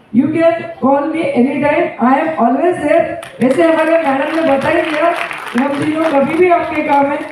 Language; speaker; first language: Hindi; non-native, local second language; Marathi